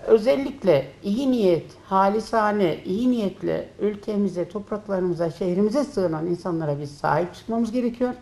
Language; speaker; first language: Turkish; native; Turkish